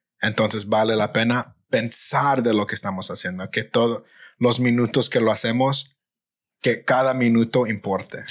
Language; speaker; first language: Spanish; early bilingual, heritage; Spanish